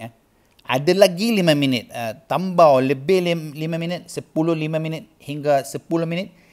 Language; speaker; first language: Malay; non-native, learner; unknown